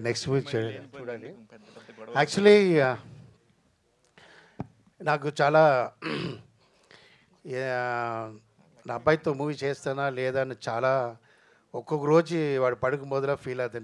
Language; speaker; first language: Telugu; non-native, fluent; Tamil